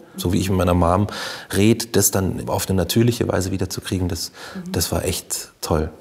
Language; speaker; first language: German; native; German